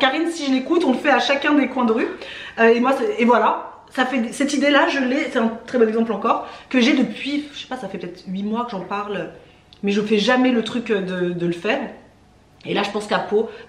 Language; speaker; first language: French; native; French